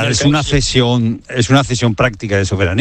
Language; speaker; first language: Spanish; native; Spanish